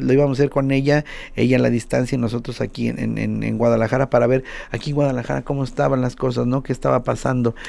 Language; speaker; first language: Spanish; native; Spanish